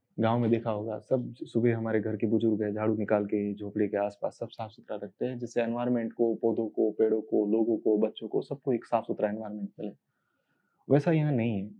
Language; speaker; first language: Hindi; native; Hindi